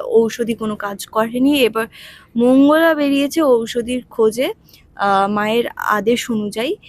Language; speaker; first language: Bangla; non-native, learner; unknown